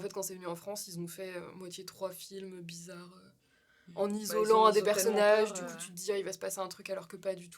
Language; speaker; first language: French; native; French